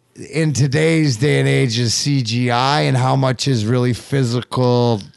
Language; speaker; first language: English; native; English